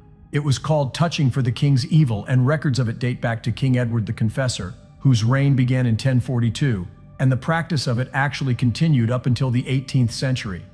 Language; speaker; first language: English; native; English